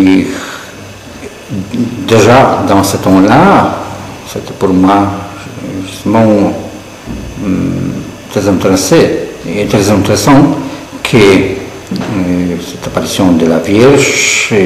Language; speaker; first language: French; non-native, fluent; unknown